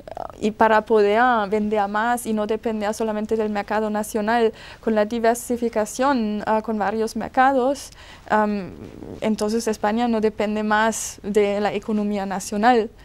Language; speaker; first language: Spanish; non-native, fluent; German